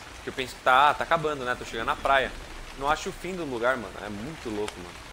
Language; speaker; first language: Portuguese; native; Portuguese